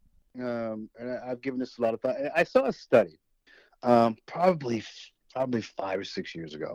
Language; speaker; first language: English; native; English